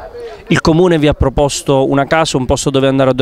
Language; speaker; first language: Italian; native; Italian